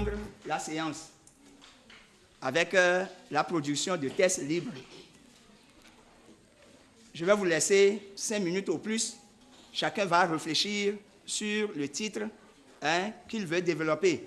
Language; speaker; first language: French; native; French